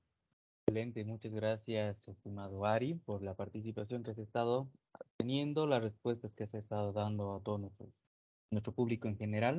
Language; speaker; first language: Spanish; native; Spanish